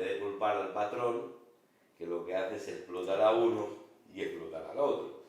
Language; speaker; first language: Spanish; native; Spanish